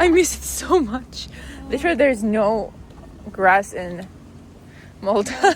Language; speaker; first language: English; non-native, fluent; Georgian